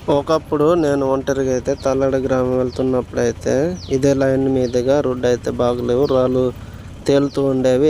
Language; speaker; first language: Telugu; non-native, local second language; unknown